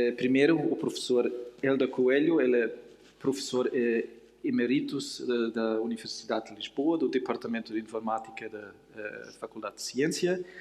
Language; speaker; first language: Portuguese; non-native, fluent; German